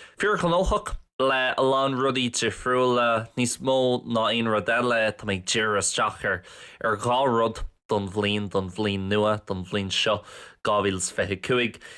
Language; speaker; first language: Irish; non-native, local second language; English